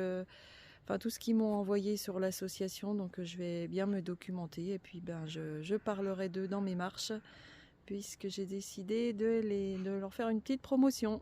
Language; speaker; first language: French; native; French